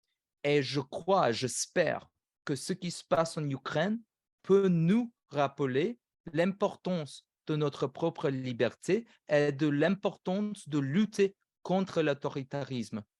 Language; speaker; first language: French; non-native, fluent; English